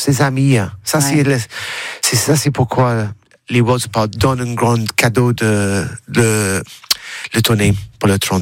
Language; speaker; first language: French; non-native, learner; English